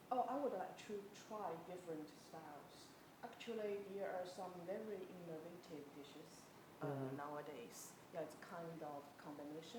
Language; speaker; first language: English; non-native, fluent; Chinese